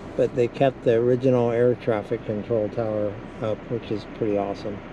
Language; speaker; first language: English; native; English